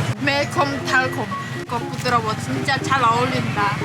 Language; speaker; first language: Korean; non-native, fluent; Khmer